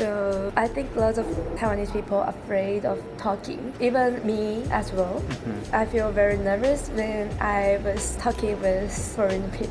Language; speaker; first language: English; non-native, fluent; Chinese